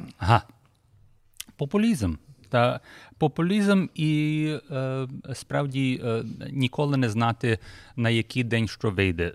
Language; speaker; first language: Ukrainian; early bilingual, heritage; Ukrainian